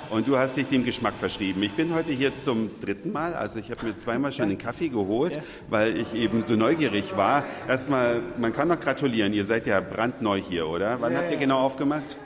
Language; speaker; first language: German; native; German